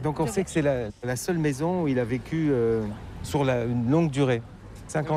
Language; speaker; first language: French; native; French